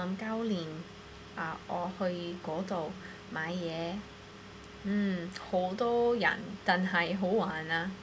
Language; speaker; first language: Cantonese; non-native, learner; English